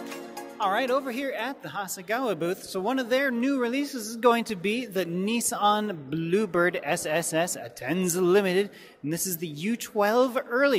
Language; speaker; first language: English; native; English